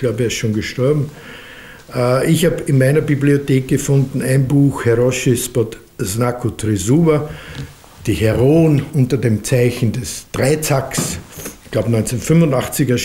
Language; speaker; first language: German; native; German